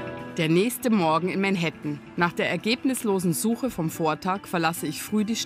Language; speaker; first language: German; native; German